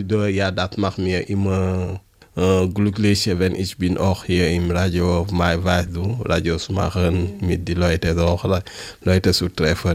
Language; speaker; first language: German; non-native, learner; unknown